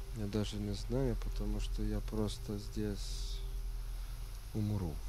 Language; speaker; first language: Russian; non-native, fluent; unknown